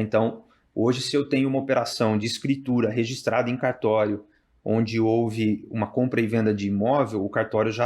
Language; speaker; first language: Portuguese; native; Portuguese